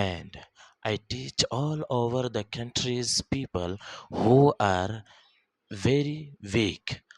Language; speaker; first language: English; non-native, local second language; Urdu